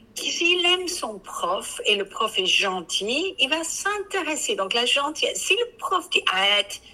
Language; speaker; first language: French; non-native, fluent; English